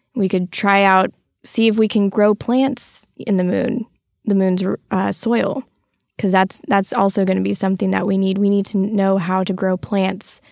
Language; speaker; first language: English; native; English